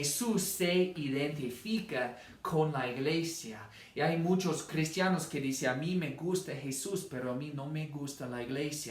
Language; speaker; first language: Spanish; non-native, fluent; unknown